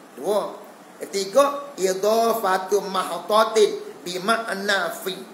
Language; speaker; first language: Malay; native; Malay